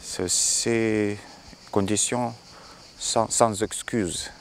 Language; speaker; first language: French; non-native, learner; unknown